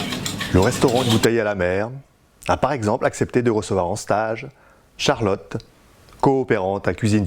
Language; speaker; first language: French; native; French